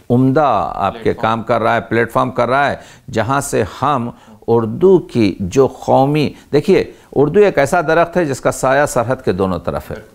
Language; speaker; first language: Hindi; native; Hindi